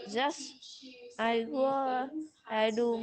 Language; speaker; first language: English; non-native, learner; Vietnamese